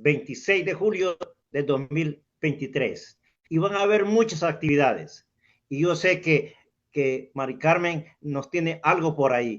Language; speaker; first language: Spanish; native; Spanish